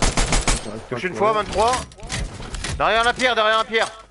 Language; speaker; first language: French; native; French